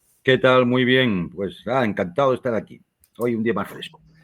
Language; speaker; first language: Spanish; native; Spanish